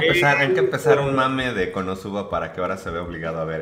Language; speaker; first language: Spanish; native; Spanish